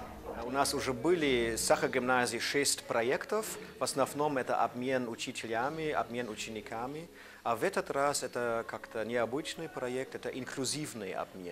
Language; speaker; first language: Russian; non-native, fluent; German